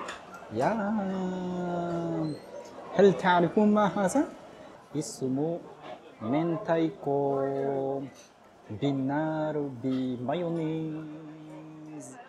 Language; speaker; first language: Arabic; non-native, fluent; Japanese